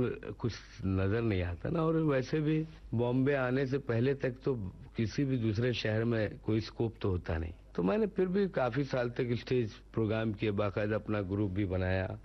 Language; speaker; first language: Hindi; non-native, local second language; Urdu